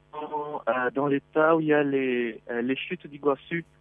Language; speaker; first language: French; non-native, fluent; Portuguese